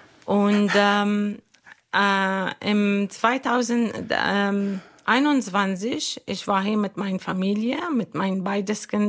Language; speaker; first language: German; non-native, learner; Arabic